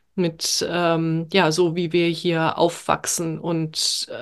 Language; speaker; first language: German; non-native, fluent; Swedish